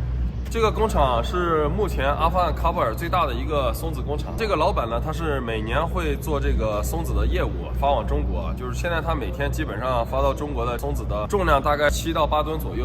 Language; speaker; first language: Chinese; native; Chinese